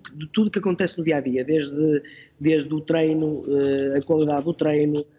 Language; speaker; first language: Portuguese; native; Portuguese